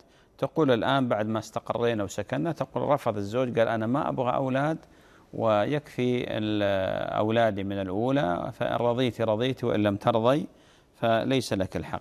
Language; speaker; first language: Arabic; native; Arabic